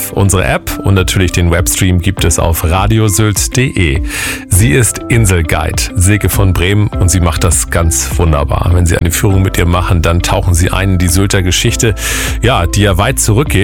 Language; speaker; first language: German; native; German